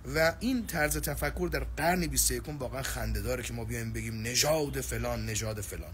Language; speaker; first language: Persian; native; Persian